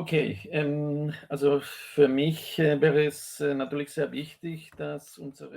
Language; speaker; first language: German; non-native, fluent; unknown